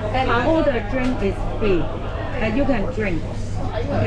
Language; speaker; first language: English; non-native, learner; Cantonese